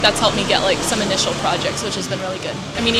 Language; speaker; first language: English; native; English